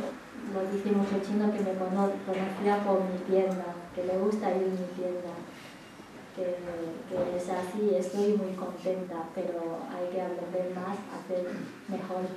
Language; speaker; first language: Spanish; non-native, learner; Chinese